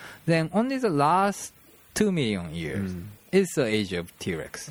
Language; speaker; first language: English; non-native, fluent; Japanese